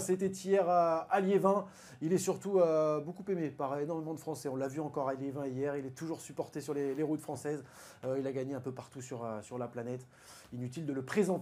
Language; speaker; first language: French; native; French